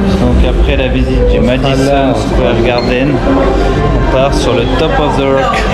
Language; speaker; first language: French; native; French